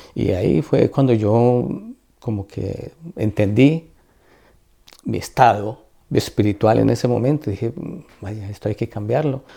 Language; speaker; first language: Spanish; native; Spanish